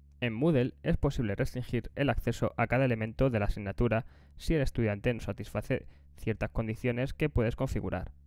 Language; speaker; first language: Spanish; native; Spanish